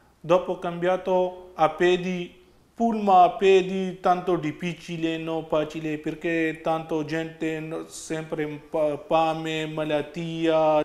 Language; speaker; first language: Italian; non-native, learner; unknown